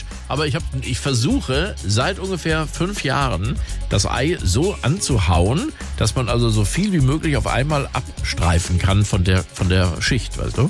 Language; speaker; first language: German; native; German